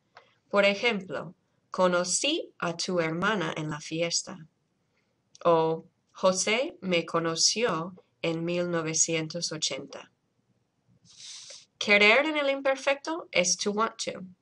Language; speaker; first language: Spanish; non-native, fluent; English